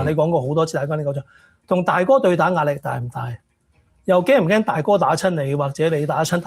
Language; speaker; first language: Chinese; native; Chinese